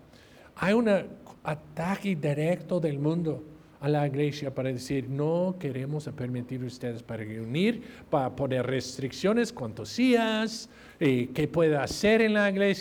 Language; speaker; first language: Spanish; non-native, fluent; English